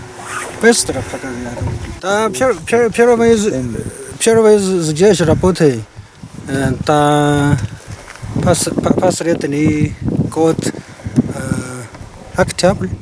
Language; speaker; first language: Russian; non-native, learner; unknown